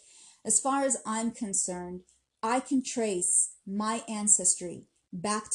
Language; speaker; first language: English; native; English